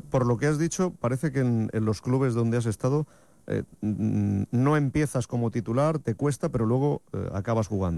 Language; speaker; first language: Spanish; native; Spanish